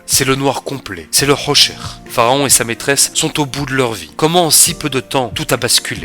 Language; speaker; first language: French; native; French